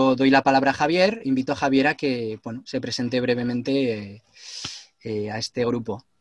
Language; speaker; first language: Spanish; native; Spanish